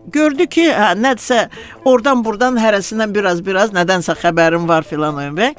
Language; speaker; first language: Azerbaijani; non-native, local second language; Russian